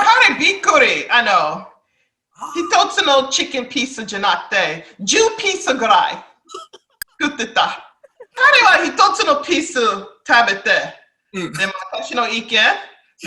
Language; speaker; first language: Japanese; non-native, learner; English